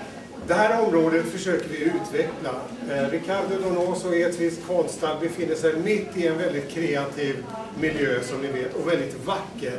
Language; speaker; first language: Swedish; native; Swedish